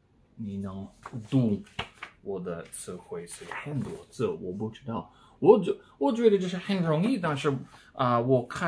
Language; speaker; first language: Chinese; non-native, learner; English